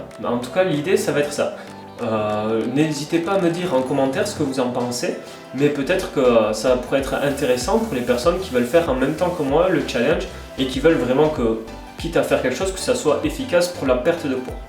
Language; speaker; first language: French; native; French